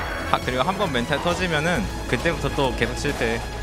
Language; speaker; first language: Korean; native; Korean